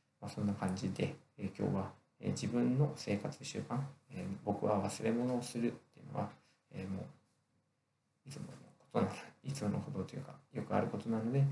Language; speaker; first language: Japanese; native; Japanese